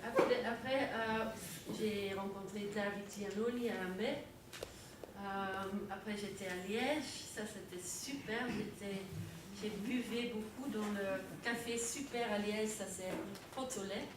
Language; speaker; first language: French; non-native, local second language; Dutch